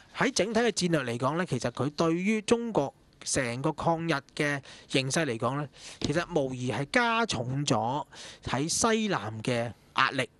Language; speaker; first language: Cantonese; native; Cantonese